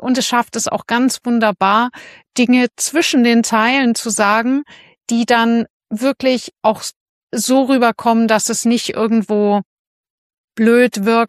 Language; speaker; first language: German; native; German